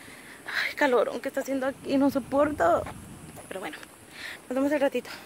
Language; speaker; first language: Spanish; native; Spanish